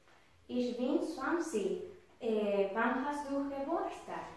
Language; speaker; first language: German; non-native, learner; Spanish